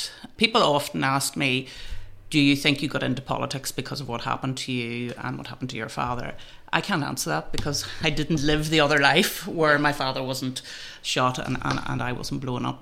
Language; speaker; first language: English; native; English